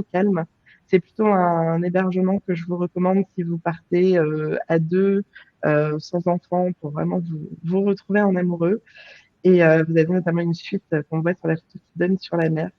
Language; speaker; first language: French; native; French